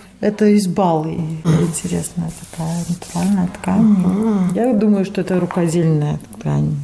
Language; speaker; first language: Russian; non-native, local second language; Latvian